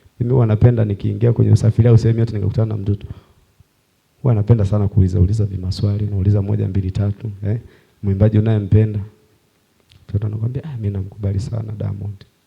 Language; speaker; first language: Swahili; native; Swahili